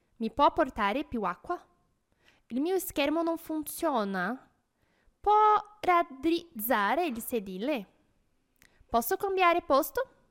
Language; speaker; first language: Italian; non-native, fluent; Portuguese